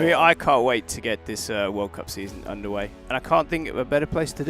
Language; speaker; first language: English; native; English